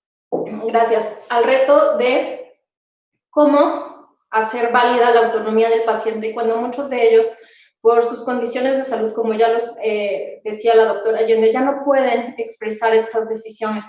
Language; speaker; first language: Spanish; native; Spanish